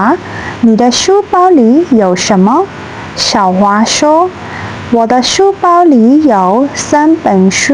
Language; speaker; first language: Chinese; non-native, fluent; Shan